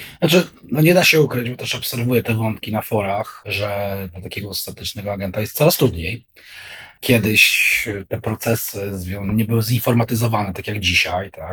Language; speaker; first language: Polish; native; Polish